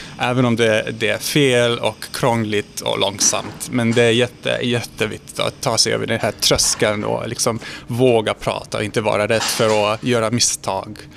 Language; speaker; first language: Swedish; non-native, fluent; Hungarian